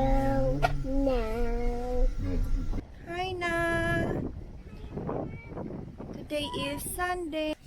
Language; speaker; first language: English; non-native, learner; Filipino